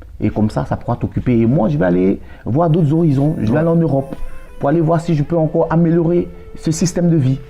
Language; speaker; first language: French; native; French